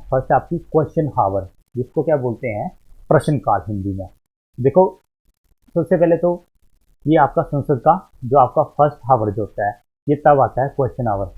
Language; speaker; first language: Hindi; native; Hindi